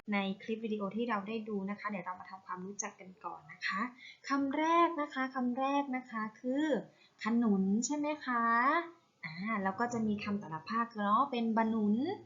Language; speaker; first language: Thai; native; Thai